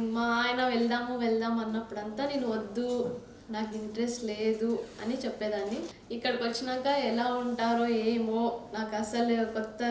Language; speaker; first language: Telugu; non-native, local second language; Kannada